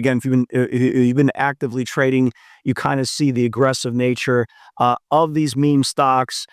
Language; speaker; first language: English; native; English